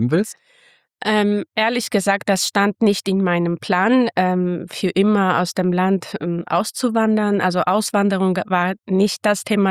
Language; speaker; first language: German; non-native, fluent; Armenian